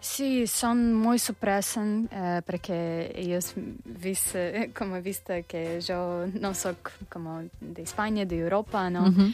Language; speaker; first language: Catalan; non-native, learner; Russian